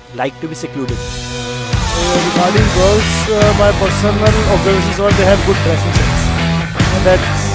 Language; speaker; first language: English; non-native, local second language; Punjabi